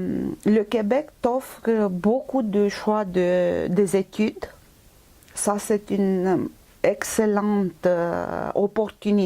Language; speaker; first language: French; non-native, fluent; Romanian